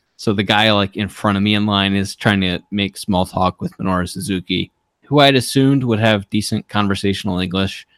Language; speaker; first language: English; native; English